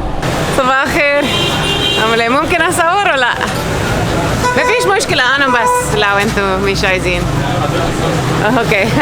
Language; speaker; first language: Arabic; non-native, learner; English